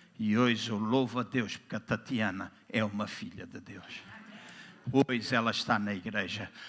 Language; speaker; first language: Portuguese; native; Portuguese